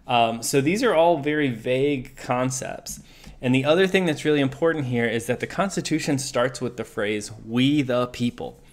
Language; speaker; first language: English; native; English